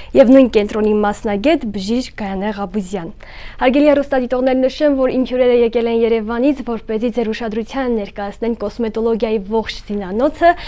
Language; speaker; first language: Armenian; native; Armenian